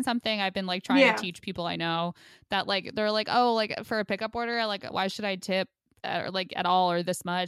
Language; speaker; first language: English; native; English